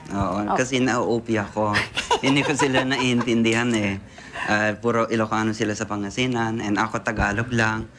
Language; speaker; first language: Filipino; non-native, fluent; English